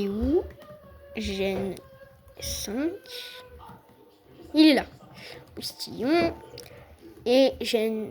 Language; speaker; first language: French; native; French